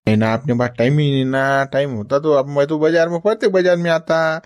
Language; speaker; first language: Hindi; non-native, local second language; Marathi